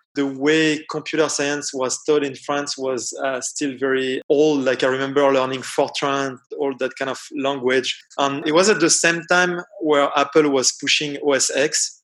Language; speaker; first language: English; non-native, fluent; French